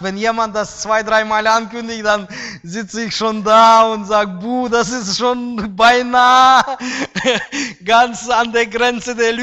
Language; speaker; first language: German; non-native, fluent; Russian